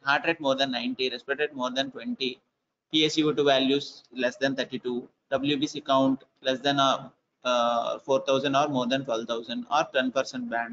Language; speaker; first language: English; non-native, local second language; Telugu